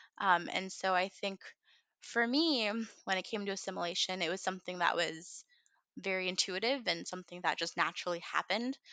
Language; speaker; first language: English; early bilingual, other home language; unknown